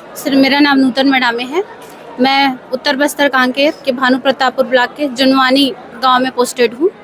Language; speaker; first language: Hindi; native; Hindi